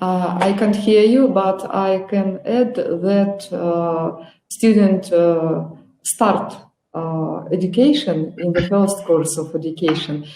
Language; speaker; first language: English; non-native, learner; Russian